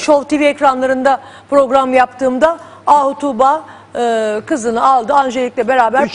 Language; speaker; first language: Turkish; native; Turkish